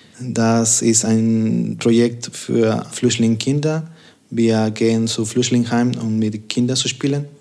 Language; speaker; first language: German; non-native, fluent; Spanish